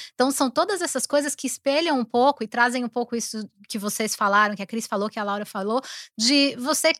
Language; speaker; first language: Portuguese; native; Portuguese